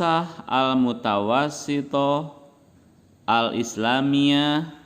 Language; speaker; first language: Arabic; non-native, fluent; Indonesian